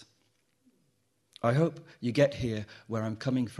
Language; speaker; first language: English; native; English